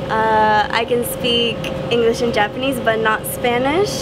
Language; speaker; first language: English; native; English